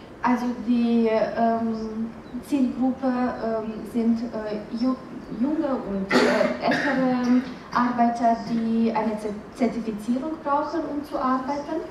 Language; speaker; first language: German; non-native, fluent; Romanian